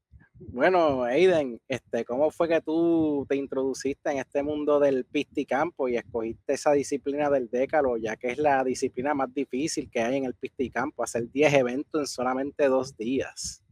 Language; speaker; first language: Spanish; native; Spanish